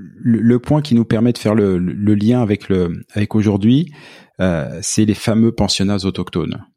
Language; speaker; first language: French; native; French